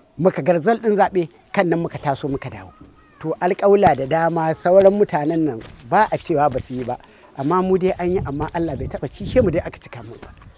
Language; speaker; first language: Hausa; native; Hausa